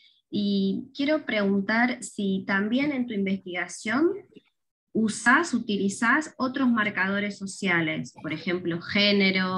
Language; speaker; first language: Portuguese; non-native, fluent; Spanish